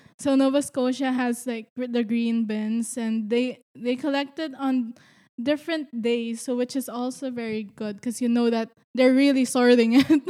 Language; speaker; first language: English; non-native, local second language; Filipino